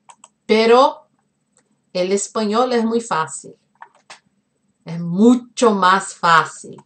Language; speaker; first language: Spanish; non-native, fluent; Portuguese